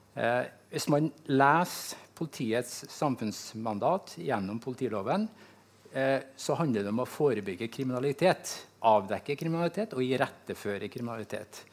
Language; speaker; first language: Norwegian; native; Norwegian